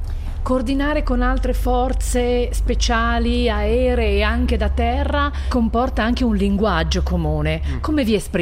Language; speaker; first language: Italian; native; Italian